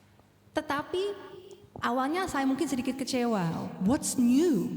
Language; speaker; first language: Indonesian; non-native, fluent; English